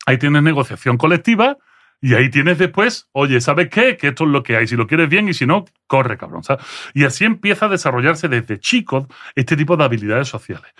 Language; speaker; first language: Spanish; early bilingual, other home language; French